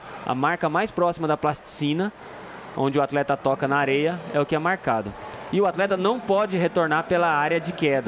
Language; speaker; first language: Portuguese; native; Portuguese